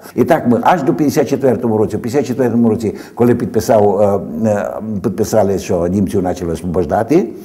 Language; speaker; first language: Ukrainian; native; Ukrainian